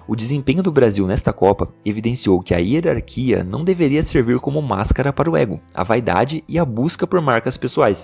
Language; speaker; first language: Portuguese; native; Portuguese